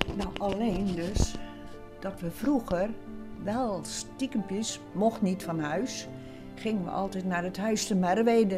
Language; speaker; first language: Dutch; native; Dutch